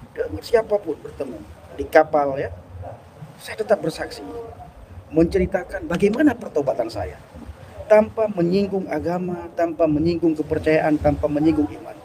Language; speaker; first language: Indonesian; native; Indonesian